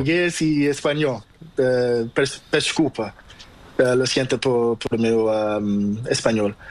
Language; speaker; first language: Spanish; non-native, learner; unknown